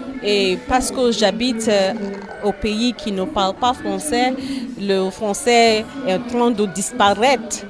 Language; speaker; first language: French; non-native, fluent; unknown